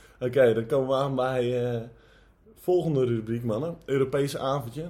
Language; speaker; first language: Dutch; native; Dutch